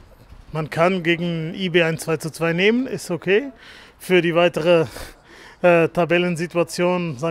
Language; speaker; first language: German; native; German